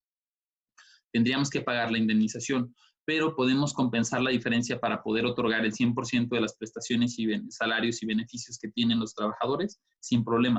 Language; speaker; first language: Spanish; native; Spanish